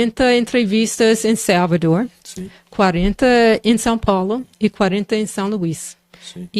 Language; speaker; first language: Portuguese; non-native, fluent; English